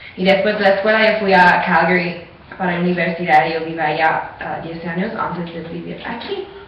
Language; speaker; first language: Spanish; non-native, learner; English